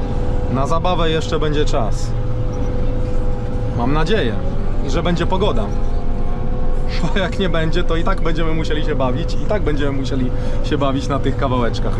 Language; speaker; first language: Polish; native; Polish